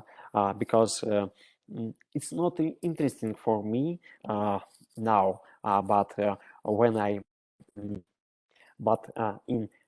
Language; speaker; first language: English; non-native, learner; Russian